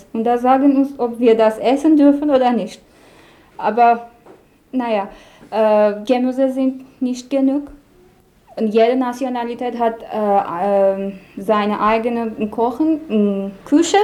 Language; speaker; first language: German; non-native, learner; Persian